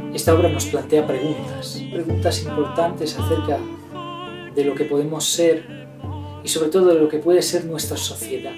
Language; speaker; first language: Spanish; non-native, fluent; Italian